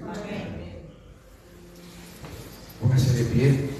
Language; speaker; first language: Spanish; native; Spanish